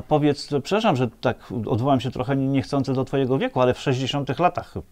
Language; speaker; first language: Polish; native; Polish